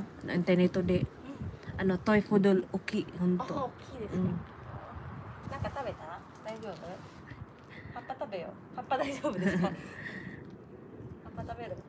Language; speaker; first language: Japanese; non-native, learner; Waray